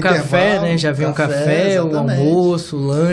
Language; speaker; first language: Portuguese; native; Portuguese